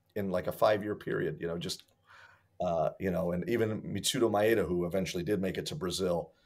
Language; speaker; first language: English; native; English